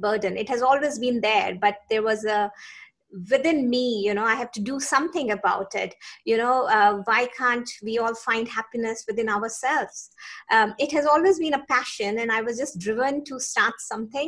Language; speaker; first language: English; non-native, local second language; Hindi